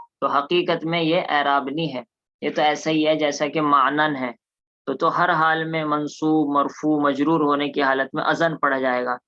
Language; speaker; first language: Urdu; native; Urdu